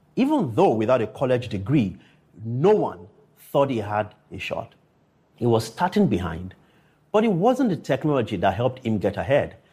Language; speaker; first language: English; non-native, local second language; Yoruba